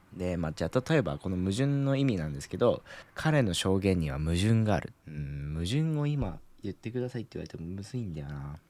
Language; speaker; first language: Japanese; native; Japanese